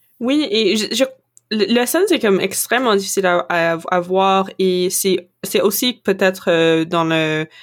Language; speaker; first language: French; non-native, local second language; English